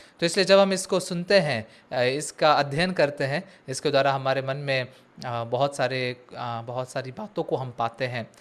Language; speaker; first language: Hindi; non-native, local second language; Marathi